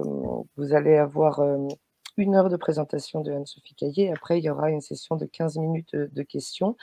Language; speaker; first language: French; native; French